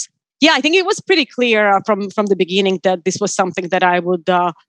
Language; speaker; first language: English; non-native, fluent; Georgian